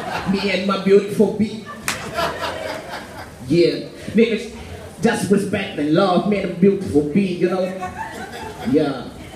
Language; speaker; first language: English; non-native, learner; Portuguese